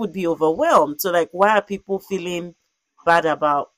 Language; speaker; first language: English; non-native, local second language; Yoruba